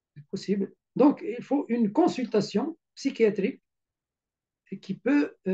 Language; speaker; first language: French; non-native, local second language; Arabic